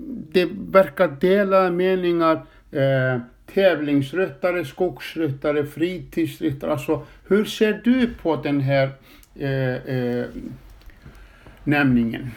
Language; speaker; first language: Swedish; non-native, fluent; Icelandic